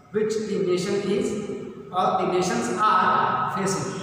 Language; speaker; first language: English; non-native, local second language; Kannada